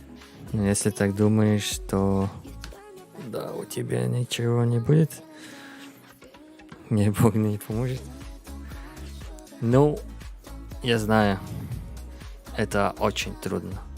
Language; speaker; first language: Russian; non-native, learner; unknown